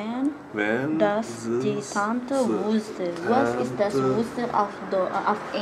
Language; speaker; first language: English; non-native, learner; Indonesian